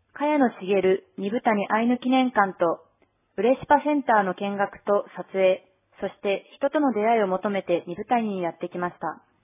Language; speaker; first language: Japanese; native; Japanese